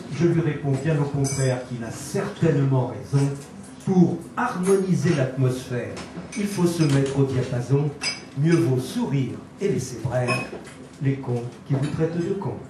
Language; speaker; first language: French; native; French